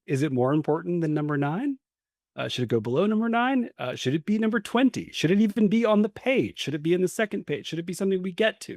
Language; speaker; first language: English; native; English